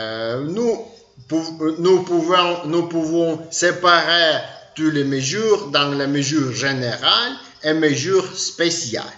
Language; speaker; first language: French; non-native, learner; Ukrainian